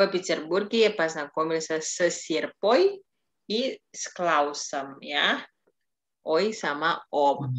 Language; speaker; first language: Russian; non-native, fluent; Indonesian